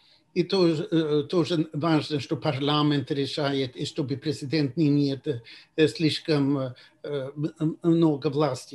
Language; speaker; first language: Russian; non-native, fluent; Swedish